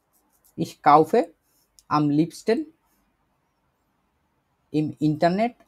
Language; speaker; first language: German; non-native, learner; Bangla